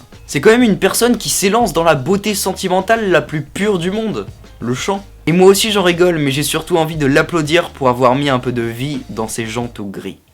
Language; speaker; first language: French; native; French